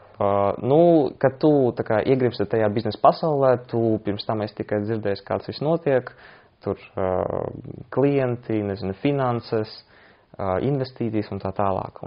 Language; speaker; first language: Latvian; non-native, local second language; Russian